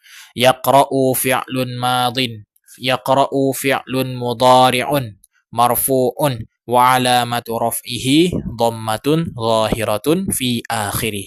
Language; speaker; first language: Arabic; non-native, fluent; Indonesian